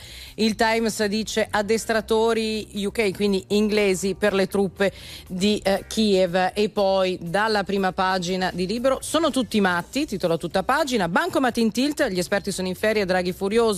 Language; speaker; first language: Italian; native; Italian